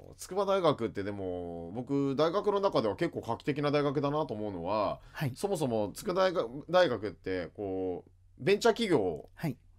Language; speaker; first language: Japanese; native; Japanese